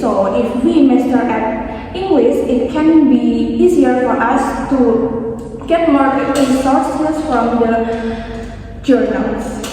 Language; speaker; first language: English; non-native, fluent; Indonesian